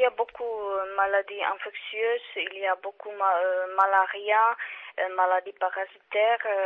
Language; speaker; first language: French; non-native, learner; Czech